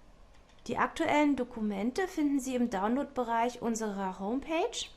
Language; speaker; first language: German; native; German